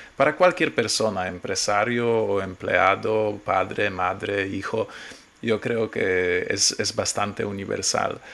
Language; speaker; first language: Spanish; non-native, fluent; Polish